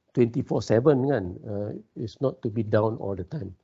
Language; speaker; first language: English; non-native, local second language; Malay